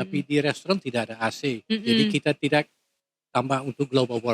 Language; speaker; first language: Indonesian; non-native, fluent; Dutch